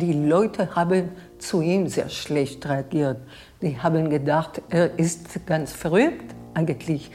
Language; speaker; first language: German; non-native, fluent; Hebrew